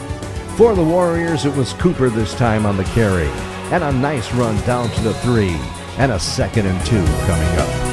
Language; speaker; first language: English; native; English